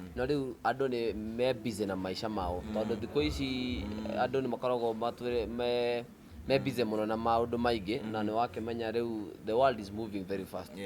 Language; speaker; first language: Kikuyu; non-native, local second language; Swahili